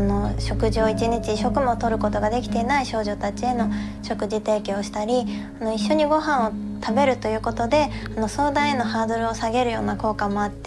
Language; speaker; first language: Japanese; native; Japanese